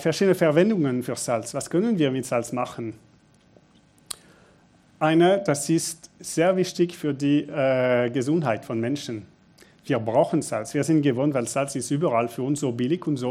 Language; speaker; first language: German; non-native, fluent; French